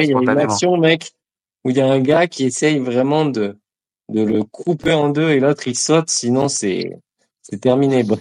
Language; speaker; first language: French; native; French